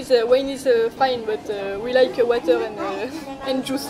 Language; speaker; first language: English; non-native, learner; French